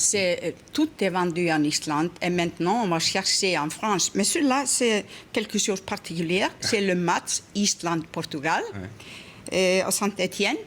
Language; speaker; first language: French; non-native, fluent; Icelandic